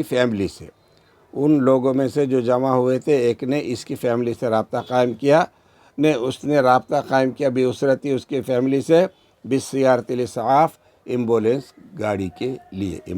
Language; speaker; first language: Urdu; native; Urdu